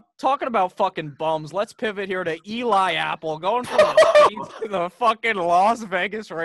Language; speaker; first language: English; native; English